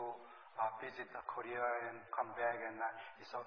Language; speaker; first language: English; non-native, learner; Korean